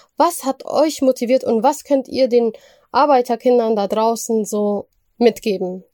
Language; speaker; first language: German; early bilingual, other home language; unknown